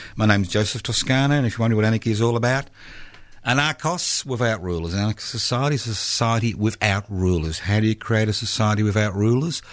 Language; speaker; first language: English; early bilingual, other home language; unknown